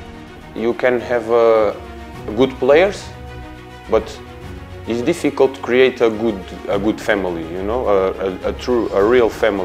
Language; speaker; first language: English; non-native, learner; Portuguese